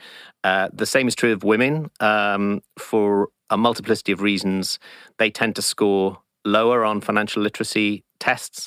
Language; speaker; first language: English; native; English